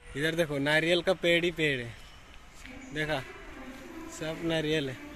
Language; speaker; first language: Hindi; non-native, local second language; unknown